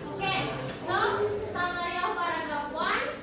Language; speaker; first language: English; non-native, learner; Indonesian